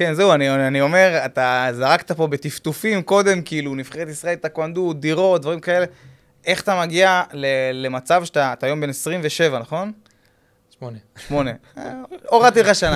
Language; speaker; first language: Hebrew; native; Hebrew